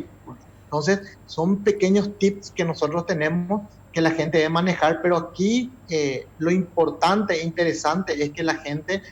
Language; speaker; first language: Spanish; native; Spanish